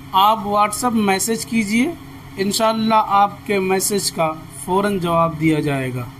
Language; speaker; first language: Urdu; native; Urdu